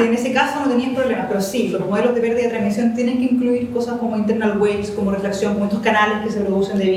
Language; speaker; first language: Spanish; native; Spanish